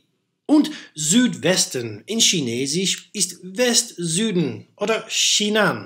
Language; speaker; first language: German; non-native, fluent; Dutch